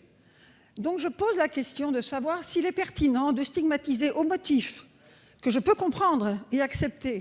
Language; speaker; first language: French; native; French